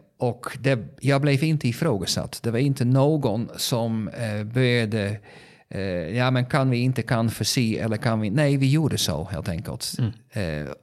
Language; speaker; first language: Swedish; non-native, fluent; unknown